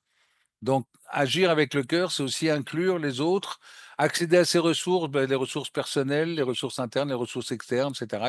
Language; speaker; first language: French; native; French